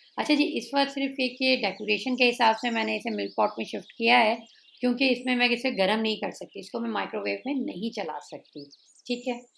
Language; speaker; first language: Urdu; native; Urdu